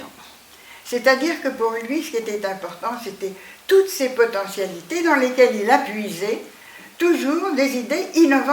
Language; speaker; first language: French; native; French